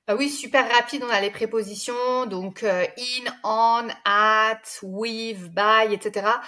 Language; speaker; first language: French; native; French